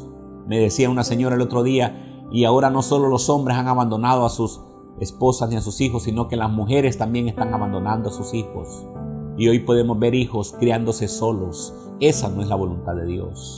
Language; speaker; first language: Spanish; native; Spanish